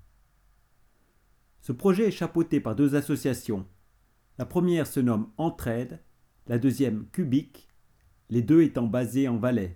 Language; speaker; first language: French; native; French